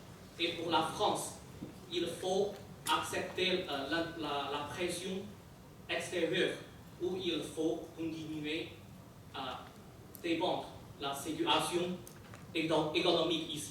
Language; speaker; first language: French; non-native, fluent; Chinese